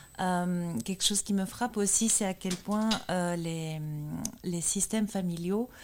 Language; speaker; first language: French; native; French